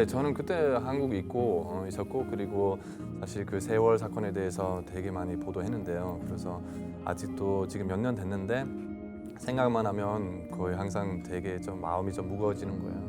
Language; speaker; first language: Korean; non-native, fluent; German